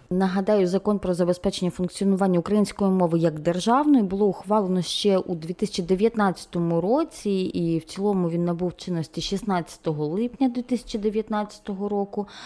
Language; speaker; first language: Ukrainian; non-native, local second language; Russian